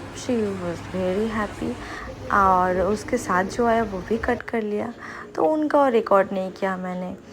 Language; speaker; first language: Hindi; non-native, local second language; Bangla